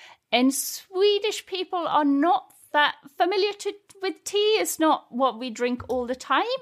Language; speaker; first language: English; non-native, fluent; Swedish